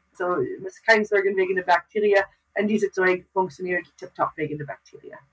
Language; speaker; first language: German; non-native, learner; English